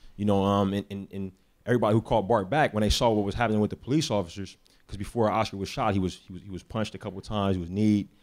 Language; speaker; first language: English; native; English